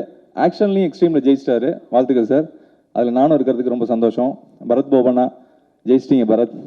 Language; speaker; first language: Tamil; native; Tamil